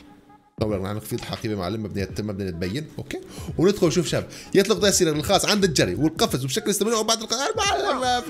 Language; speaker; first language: Arabic; native; Arabic